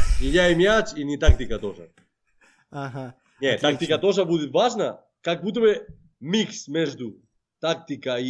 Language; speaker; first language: Russian; non-native, fluent; Spanish